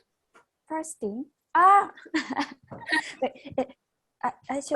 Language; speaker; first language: English; non-native, fluent; Japanese